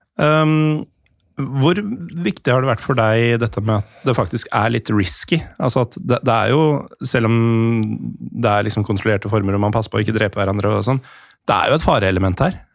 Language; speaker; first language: Norwegian; native; Norwegian